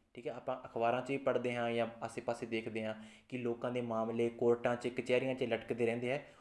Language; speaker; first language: Hindi; non-native, local second language; Punjabi